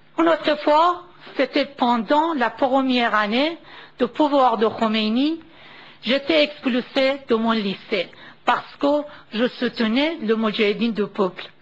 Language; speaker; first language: French; non-native, fluent; Persian